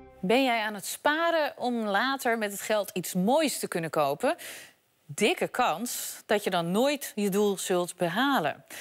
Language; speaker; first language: Dutch; native; Dutch